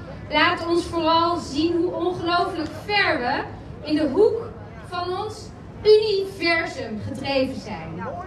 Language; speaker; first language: Dutch; early bilingual, other home language; Spanish